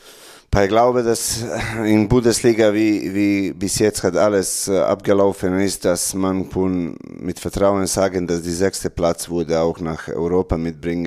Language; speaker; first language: German; non-native, learner; Serbian